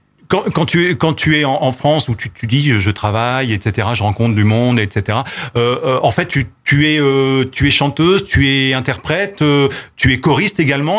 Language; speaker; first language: French; native; French